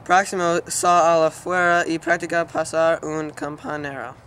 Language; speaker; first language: Spanish; non-native, learner; English